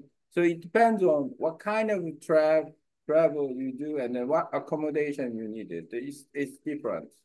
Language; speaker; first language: English; non-native, learner; Korean